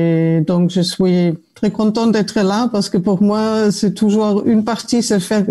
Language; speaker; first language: French; non-native, fluent; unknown